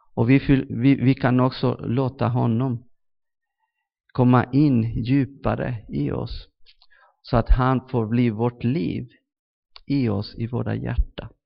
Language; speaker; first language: Swedish; non-native, fluent; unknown